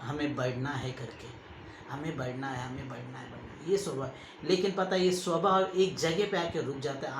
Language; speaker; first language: Hindi; non-native, local second language; Kannada